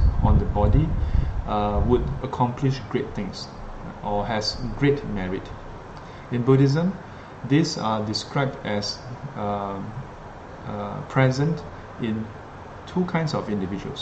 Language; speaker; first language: English; native; English